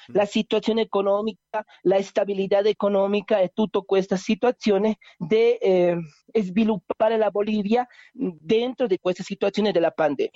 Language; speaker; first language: Italian; non-native, learner; Spanish